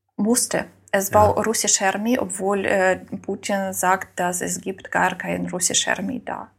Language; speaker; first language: German; non-native, learner; Ukrainian